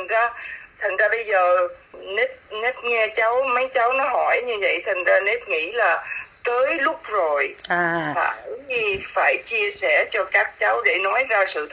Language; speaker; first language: Vietnamese; native; Vietnamese